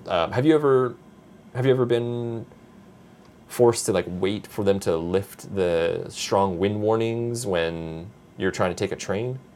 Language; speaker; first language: English; native; English